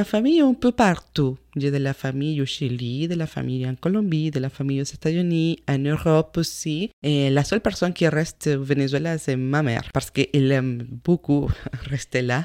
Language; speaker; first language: French; non-native, fluent; Spanish